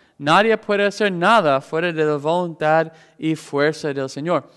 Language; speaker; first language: Spanish; non-native, fluent; English